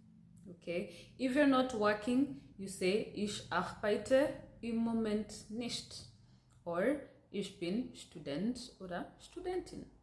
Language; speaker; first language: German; non-native, learner; Gusii